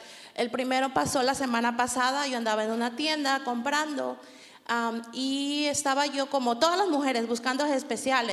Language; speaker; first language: Spanish; native; Spanish